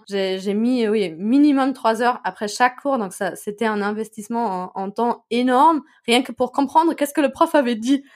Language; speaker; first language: French; non-native, fluent; German